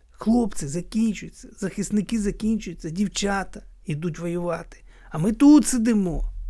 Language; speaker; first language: Ukrainian; non-native, local second language; Russian